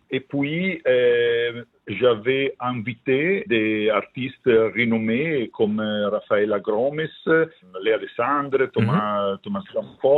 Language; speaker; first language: French; non-native, fluent; Italian